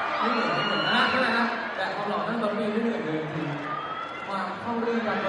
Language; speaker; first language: Thai; native; Thai